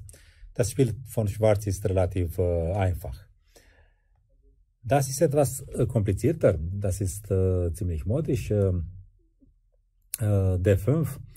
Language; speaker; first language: German; non-native, fluent; Romanian